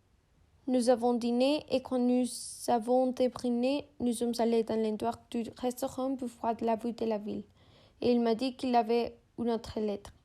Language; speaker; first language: French; non-native, learner; Spanish